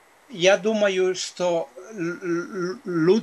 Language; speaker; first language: Russian; non-native, fluent; Spanish